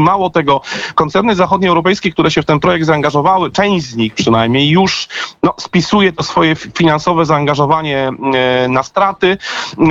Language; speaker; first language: Polish; native; Polish